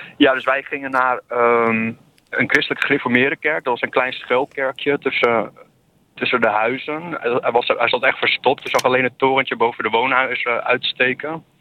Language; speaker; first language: Dutch; native; Dutch